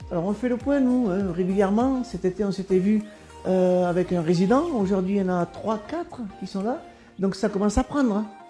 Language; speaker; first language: French; native; French